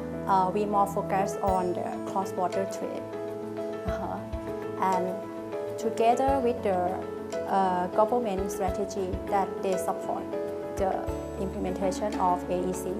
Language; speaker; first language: English; non-native, learner; Thai